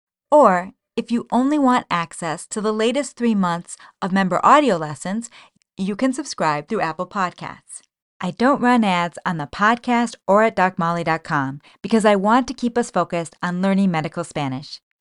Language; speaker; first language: English; native; English